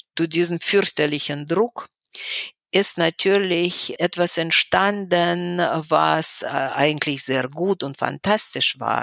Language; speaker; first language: German; non-native, fluent; Russian